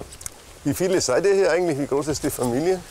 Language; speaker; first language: German; native; German